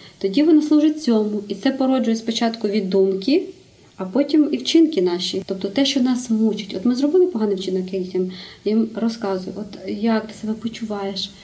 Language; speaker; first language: Ukrainian; native; Ukrainian